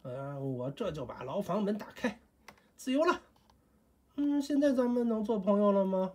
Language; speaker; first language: Chinese; native; Chinese